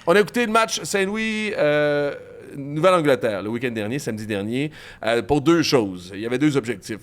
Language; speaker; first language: French; native; French